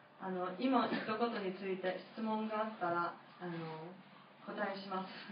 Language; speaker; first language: Japanese; non-native, fluent; English